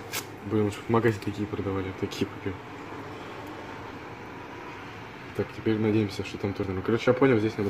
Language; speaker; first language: Russian; native; Russian